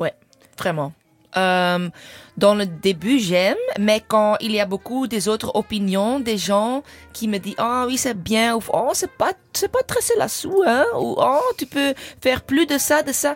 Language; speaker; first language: French; non-native, learner; English